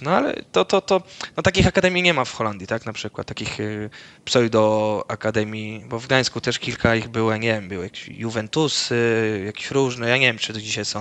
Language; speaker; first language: Polish; early bilingual, other home language; Dutch